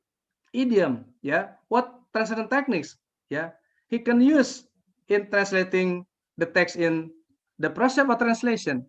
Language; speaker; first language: English; non-native, fluent; Indonesian